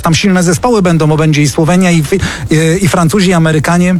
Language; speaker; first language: Polish; native; Polish